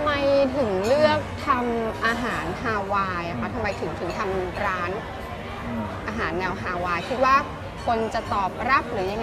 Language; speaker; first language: Thai; native; Thai